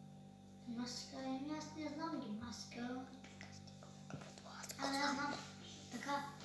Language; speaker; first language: Bulgarian; early bilingual, heritage; Bulgarian